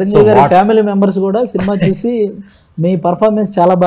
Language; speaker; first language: Telugu; native; Telugu